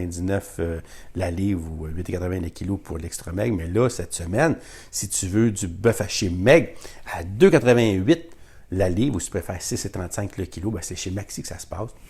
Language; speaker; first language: French; native; French